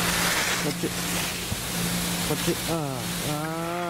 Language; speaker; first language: Japanese; native; Japanese